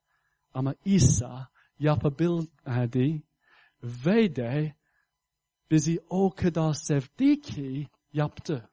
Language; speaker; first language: Turkish; non-native, fluent; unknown